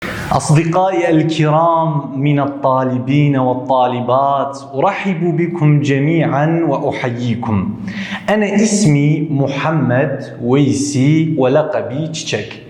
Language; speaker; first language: Arabic; non-native, fluent; Kurdish